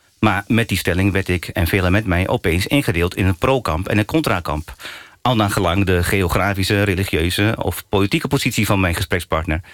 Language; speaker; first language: Dutch; early bilingual, other home language; Turkish